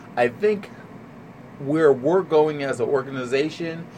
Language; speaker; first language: English; native; English